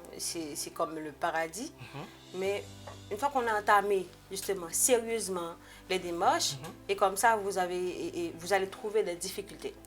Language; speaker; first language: French; non-native, local second language; Haitian Creole